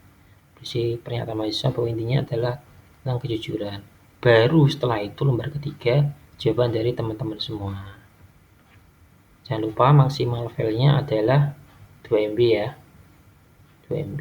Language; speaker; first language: Indonesian; native; Indonesian